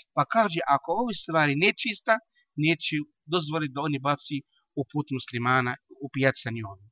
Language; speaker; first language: Bosnian; non-native, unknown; Arabic